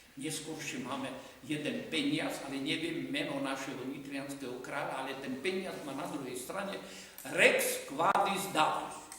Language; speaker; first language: Slovak; native; Slovak